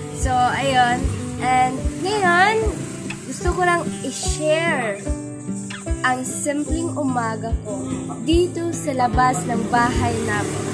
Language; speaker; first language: Filipino; non-native, local second language; Cebuano